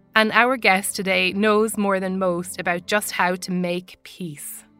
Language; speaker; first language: English; native; English